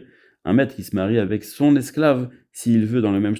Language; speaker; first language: French; native; French